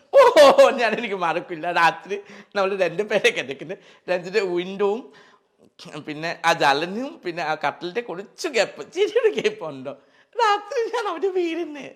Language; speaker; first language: Malayalam; non-native, learner; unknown